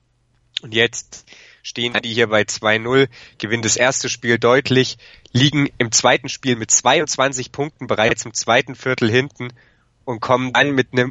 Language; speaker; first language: German; native; German